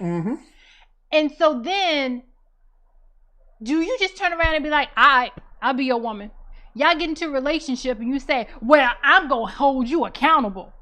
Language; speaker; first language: English; native; English